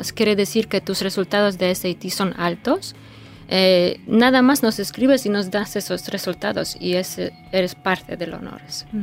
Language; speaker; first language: Spanish; non-native, fluent; Polish